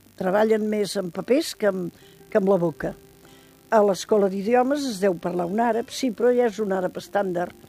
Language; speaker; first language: Catalan; native; Catalan